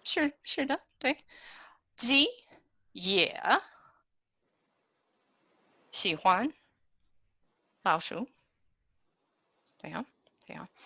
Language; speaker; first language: Chinese; non-native, fluent; English